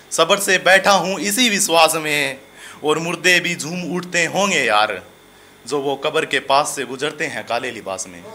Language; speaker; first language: Hindi; native; Hindi